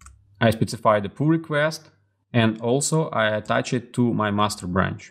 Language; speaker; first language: English; non-native, fluent; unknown